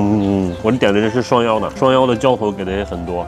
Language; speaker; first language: Chinese; native; Chinese